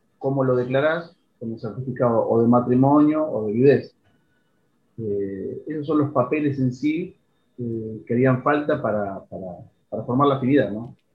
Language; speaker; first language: Spanish; native; Spanish